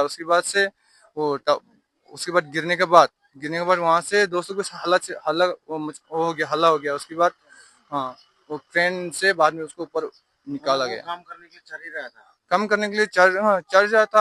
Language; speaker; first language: Hindi; non-native, local second language; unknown